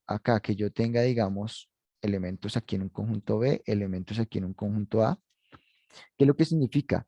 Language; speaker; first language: Spanish; native; Spanish